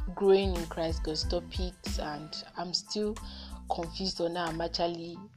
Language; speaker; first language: English; non-native, local second language; Yoruba